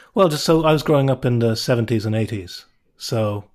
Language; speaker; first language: English; native; English